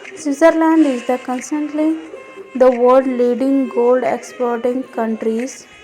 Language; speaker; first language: English; non-native, local second language; Kannada